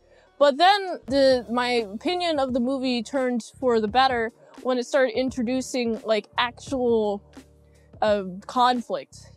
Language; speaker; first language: English; native; English